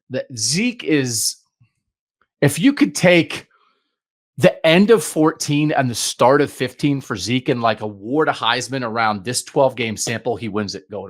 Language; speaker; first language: English; native; English